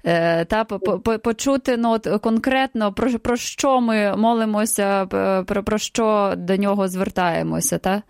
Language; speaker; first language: Ukrainian; native; Ukrainian